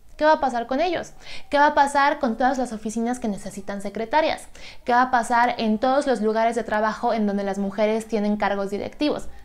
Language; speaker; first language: Spanish; native; Spanish